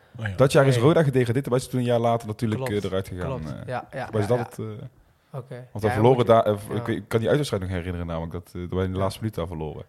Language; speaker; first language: Dutch; native; Dutch